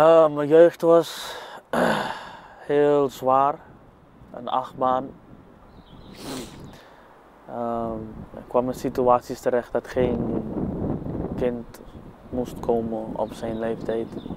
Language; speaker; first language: Dutch; non-native, fluent; English